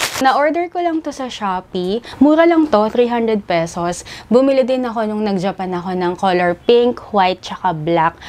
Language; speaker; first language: Filipino; native; Filipino